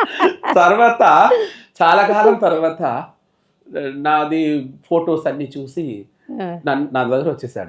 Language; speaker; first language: Telugu; non-native, local second language; Tamil